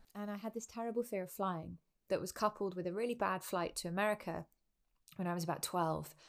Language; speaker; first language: English; native; English